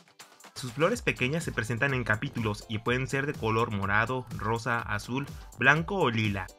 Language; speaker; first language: Spanish; native; Spanish